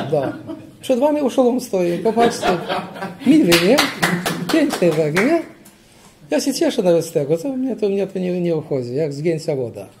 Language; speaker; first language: Polish; early bilingual, heritage; Polish